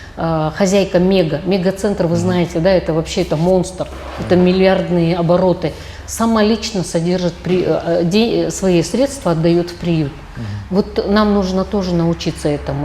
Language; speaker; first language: Russian; non-native, local second language; Kazakh